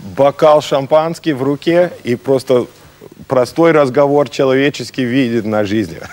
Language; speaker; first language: Russian; non-native, learner; English